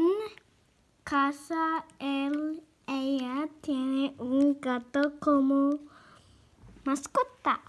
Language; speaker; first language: Spanish; non-native, learner; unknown